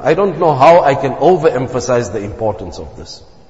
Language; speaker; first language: English; native; English